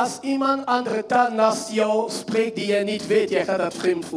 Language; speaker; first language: Dutch; non-native, fluent; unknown